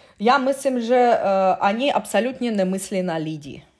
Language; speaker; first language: Czech; non-native, learner; Russian